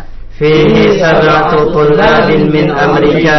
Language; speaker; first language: Arabic; non-native, learner; Indonesian